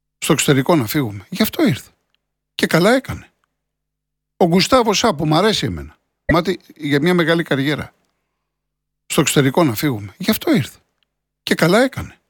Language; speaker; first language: Greek; native; Greek